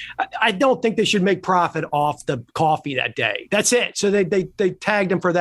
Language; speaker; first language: English; native; English